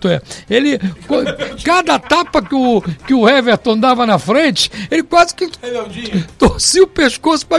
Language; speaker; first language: Portuguese; native; Portuguese